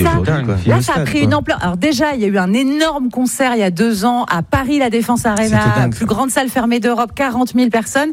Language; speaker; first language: French; native; French